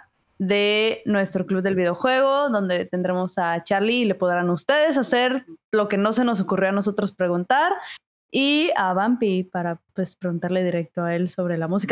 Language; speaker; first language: Spanish; native; Spanish